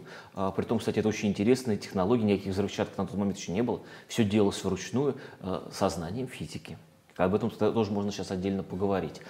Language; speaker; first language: Russian; native; Russian